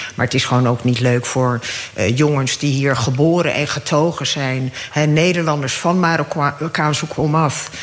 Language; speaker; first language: Dutch; early bilingual, other home language; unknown